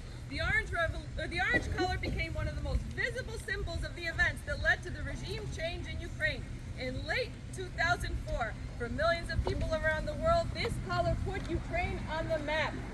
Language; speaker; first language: English; early bilingual, other home language; Ukrainian